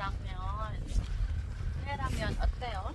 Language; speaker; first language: Korean; non-native, learner; Filipino